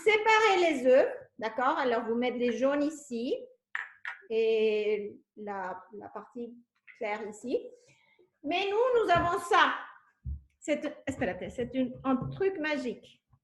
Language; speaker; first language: French; non-native, fluent; Spanish